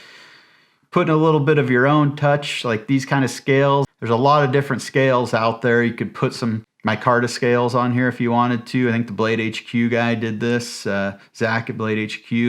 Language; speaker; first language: English; native; English